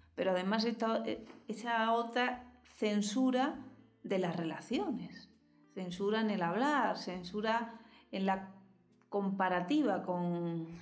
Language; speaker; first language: Spanish; native; Spanish